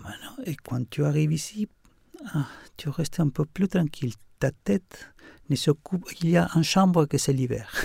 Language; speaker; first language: French; non-native, fluent; Spanish